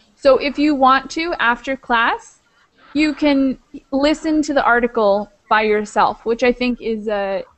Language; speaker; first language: English; native; English